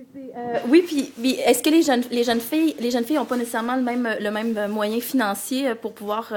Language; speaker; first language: French; native; French